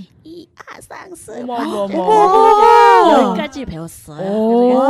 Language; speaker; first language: Korean; non-native, learner; Vietnamese